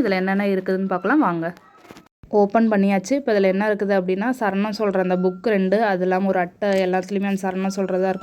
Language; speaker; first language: Tamil; native; Tamil